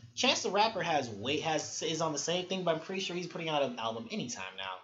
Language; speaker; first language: English; native; English